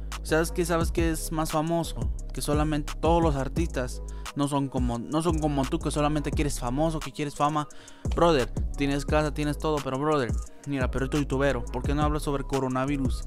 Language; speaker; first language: Spanish; native; Spanish